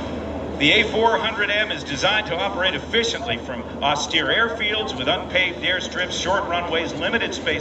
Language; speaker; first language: English; native; English